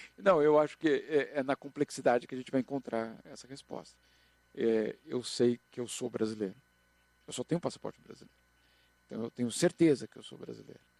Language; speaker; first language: Portuguese; native; Portuguese